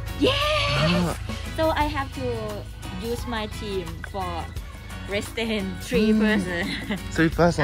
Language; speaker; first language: English; non-native, learner; Thai